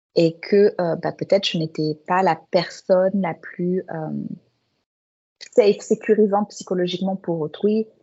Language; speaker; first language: French; native; French